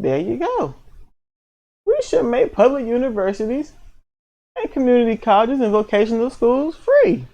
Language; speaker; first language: English; native; English